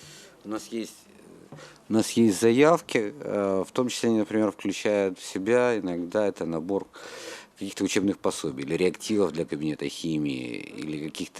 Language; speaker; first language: Russian; native; Russian